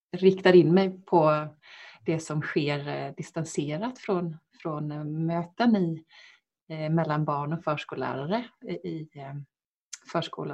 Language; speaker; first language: Swedish; native; Swedish